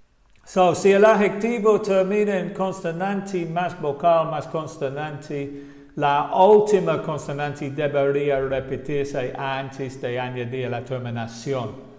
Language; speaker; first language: Spanish; non-native, fluent; English